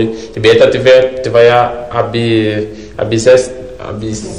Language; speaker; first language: Russian; non-native, learner; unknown